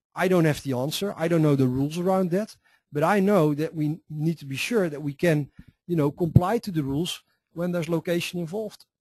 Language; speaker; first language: English; non-native, fluent; Dutch